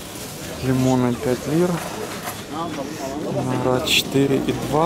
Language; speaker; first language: Russian; native; Russian